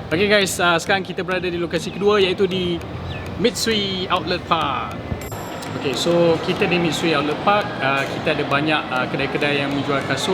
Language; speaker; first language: Malay; native; Malay